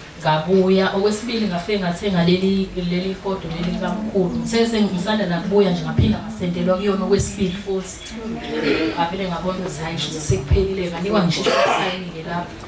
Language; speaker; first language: Zulu; native; Zulu